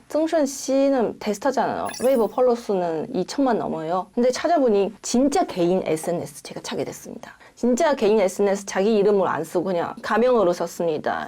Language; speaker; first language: Korean; non-native, fluent; Chinese